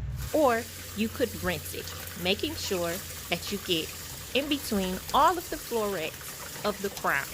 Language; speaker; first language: English; native; English